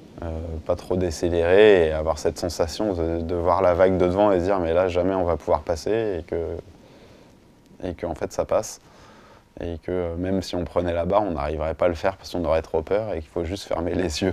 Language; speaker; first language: French; native; French